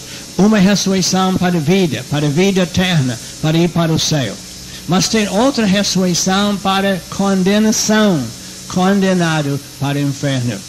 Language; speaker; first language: Portuguese; non-native, fluent; English